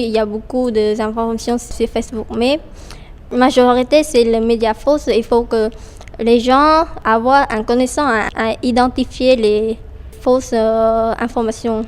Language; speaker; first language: French; non-native, fluent; Khmer